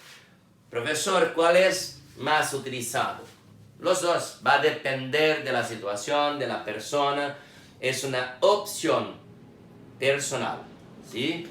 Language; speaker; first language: Spanish; non-native, fluent; Portuguese